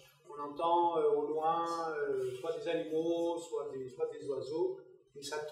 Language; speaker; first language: French; native; French